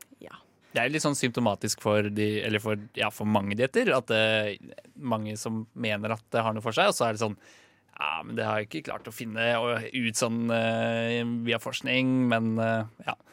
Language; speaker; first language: Norwegian; native; Norwegian